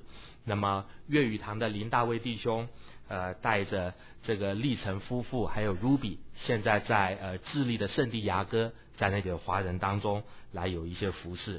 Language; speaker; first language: Chinese; native; Chinese